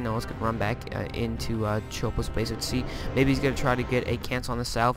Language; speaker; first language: English; native; English